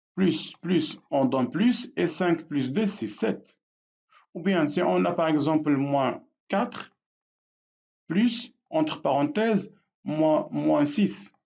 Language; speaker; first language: French; non-native, local second language; Arabic